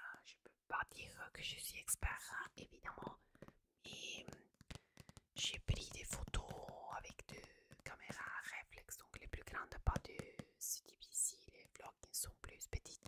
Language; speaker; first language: French; non-native, fluent; Italian